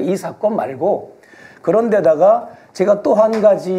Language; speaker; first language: Korean; native; Korean